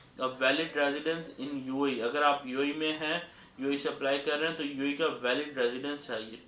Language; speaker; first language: Urdu; non-native, local second language; Punjabi